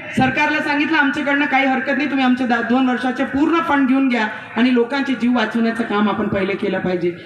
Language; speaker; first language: Marathi; non-native, local second language; Hindi